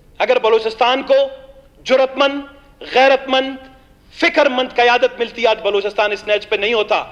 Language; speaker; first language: Urdu; non-native, local second language; Baluchi